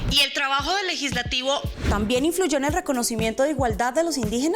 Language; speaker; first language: Spanish; native; Spanish